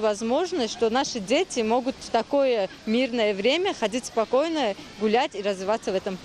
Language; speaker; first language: Russian; native; Russian